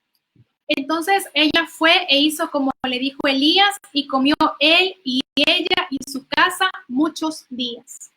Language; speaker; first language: Spanish; native; Spanish